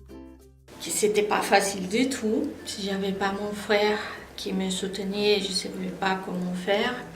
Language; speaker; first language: French; non-native, fluent; Portuguese